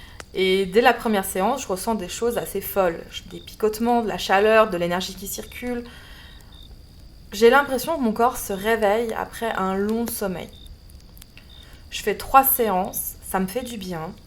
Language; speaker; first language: French; native; French